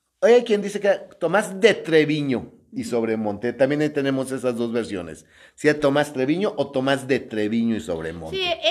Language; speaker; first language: Spanish; native; Spanish